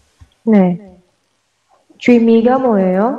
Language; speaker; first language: Korean; non-native, learner; Indonesian